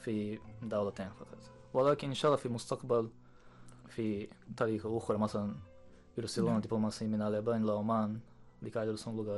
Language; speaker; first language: Arabic; non-native, learner; Japanese